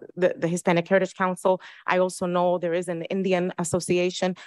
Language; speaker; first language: English; early bilingual, other home language; Spanish